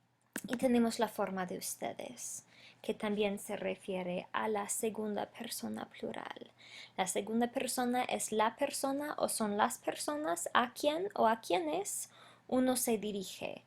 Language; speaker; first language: Spanish; non-native, fluent; English